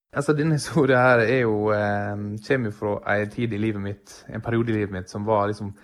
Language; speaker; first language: Norwegian; native; Norwegian